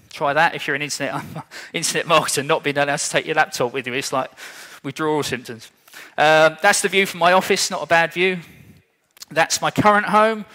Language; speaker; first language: English; native; English